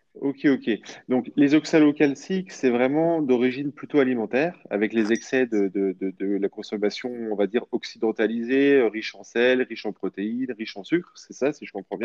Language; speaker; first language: French; native; French